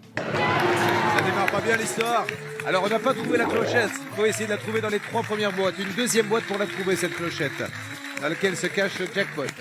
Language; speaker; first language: French; native; French